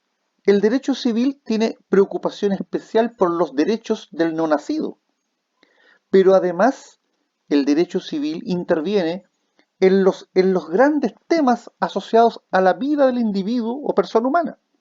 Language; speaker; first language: Spanish; native; Spanish